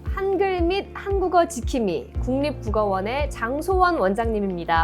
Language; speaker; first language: Korean; native; Korean